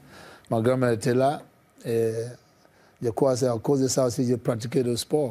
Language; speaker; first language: French; non-native, fluent; English